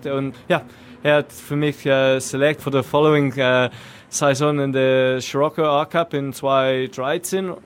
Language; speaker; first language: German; non-native, learner; English